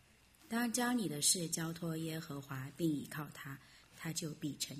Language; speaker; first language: Chinese; native; Chinese